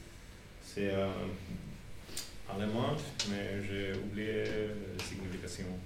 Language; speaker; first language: French; non-native, learner; Finnish